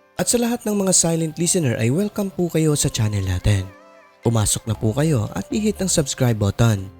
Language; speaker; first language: Filipino; non-native, local second language; Cebuano